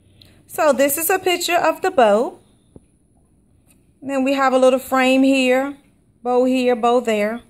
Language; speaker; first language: English; native; English